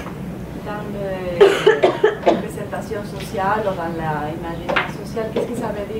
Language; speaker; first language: French; non-native, learner; Spanish